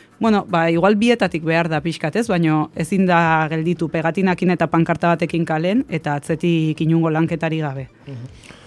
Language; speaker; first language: Basque; native; Basque